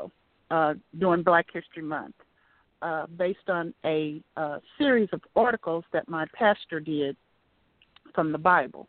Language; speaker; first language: English; native; English